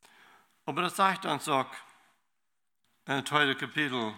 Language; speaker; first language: German; non-native, learner; Low German